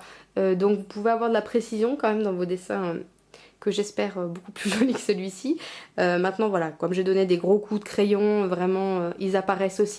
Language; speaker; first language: French; native; French